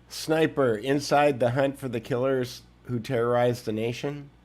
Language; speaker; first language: English; native; English